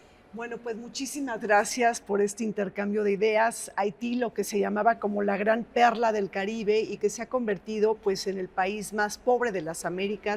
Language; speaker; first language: Spanish; native; Spanish